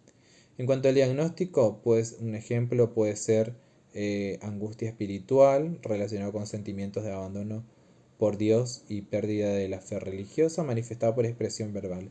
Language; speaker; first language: Spanish; native; Spanish